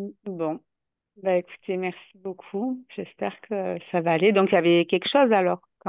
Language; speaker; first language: French; native; French